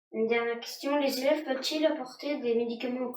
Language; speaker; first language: French; native; French